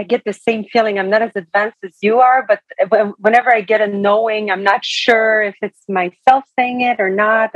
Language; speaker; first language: English; non-native, fluent; French